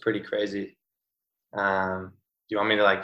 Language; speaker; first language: English; native; English